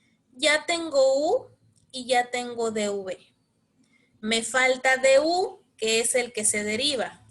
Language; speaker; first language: Spanish; native; Spanish